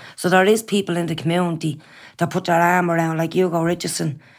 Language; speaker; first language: English; native; English